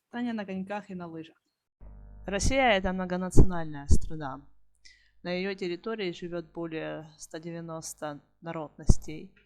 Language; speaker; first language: Russian; native; Russian